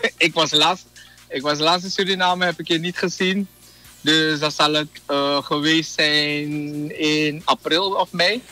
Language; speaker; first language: Dutch; native; Dutch